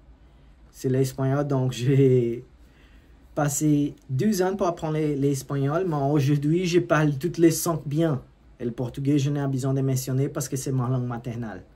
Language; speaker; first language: French; non-native, learner; Portuguese